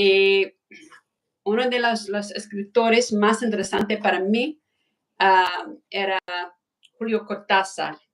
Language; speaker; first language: Spanish; non-native, fluent; English